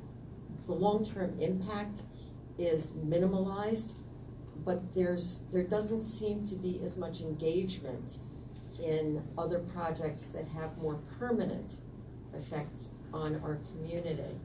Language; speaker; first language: English; native; English